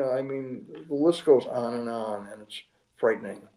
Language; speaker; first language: English; native; English